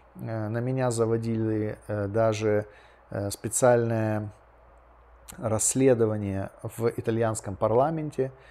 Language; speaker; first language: Russian; native; Russian